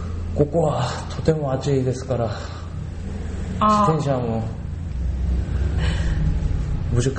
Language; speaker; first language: Japanese; non-native, learner; Korean